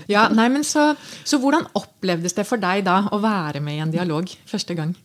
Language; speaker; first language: Norwegian; native; Norwegian